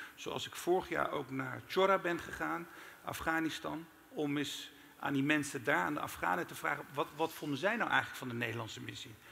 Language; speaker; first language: Dutch; early bilingual, other home language; Turkish